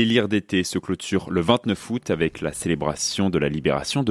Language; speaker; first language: French; native; French